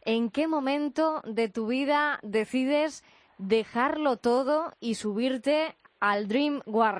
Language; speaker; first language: Spanish; native; Spanish